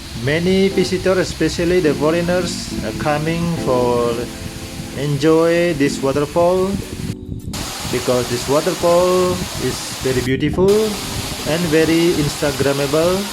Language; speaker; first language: English; non-native, local second language; Indonesian